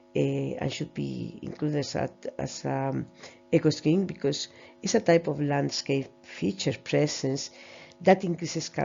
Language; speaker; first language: English; non-native, fluent; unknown